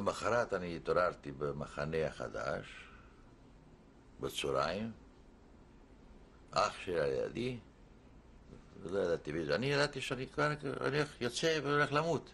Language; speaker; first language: Hebrew; non-native, fluent; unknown